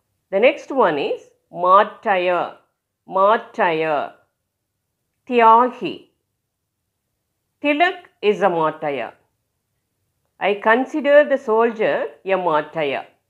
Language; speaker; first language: English; non-native, local second language; Tamil